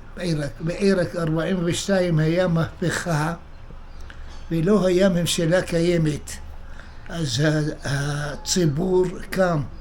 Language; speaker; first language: Hebrew; early bilingual, other home language; Arabic